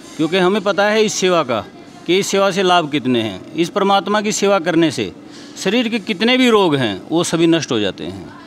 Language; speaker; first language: Hindi; native; Hindi